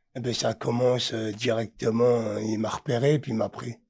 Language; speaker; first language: French; native; French